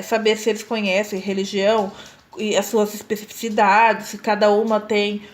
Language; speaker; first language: Portuguese; native; Portuguese